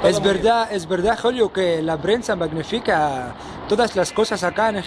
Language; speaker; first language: Spanish; non-native, fluent; Arabic